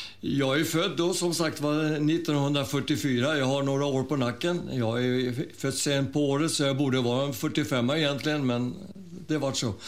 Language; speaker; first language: Swedish; early bilingual, other home language; German